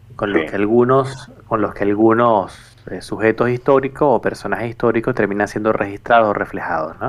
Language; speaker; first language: Spanish; native; Spanish